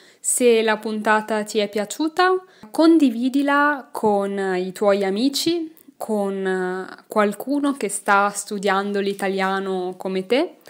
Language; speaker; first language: Italian; native; Italian